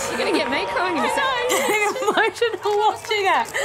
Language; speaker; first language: English; native; English